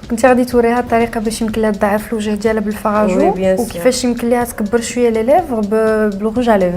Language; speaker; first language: Arabic; native; Arabic